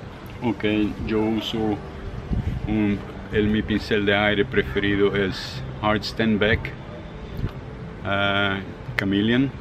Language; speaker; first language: Spanish; non-native, fluent; Portuguese